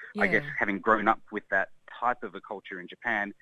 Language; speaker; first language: English; native; English